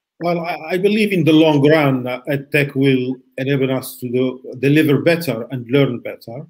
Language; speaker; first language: English; non-native, fluent; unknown